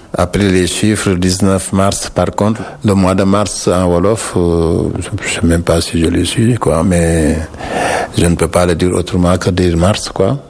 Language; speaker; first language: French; non-native, local second language; Wolof